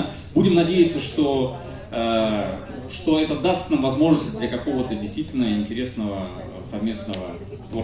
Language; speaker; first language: Russian; native; Russian